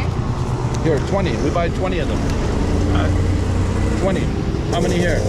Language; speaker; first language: English; native; English